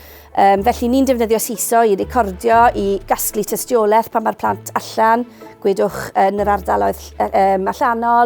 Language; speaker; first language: Welsh; native; Welsh